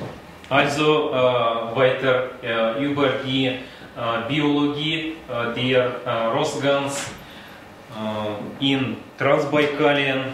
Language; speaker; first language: German; non-native, learner; Russian